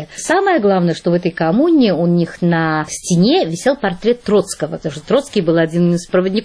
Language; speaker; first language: Russian; native; Russian